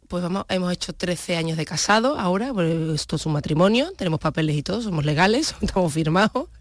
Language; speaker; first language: Spanish; native; Spanish